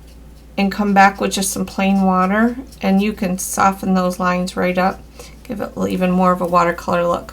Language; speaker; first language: English; native; English